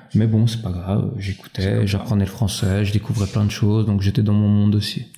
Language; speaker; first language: French; early bilingual, other home language; Albanian